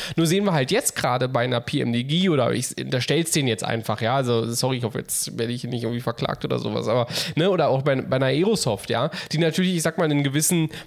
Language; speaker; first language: German; early bilingual, heritage; Polish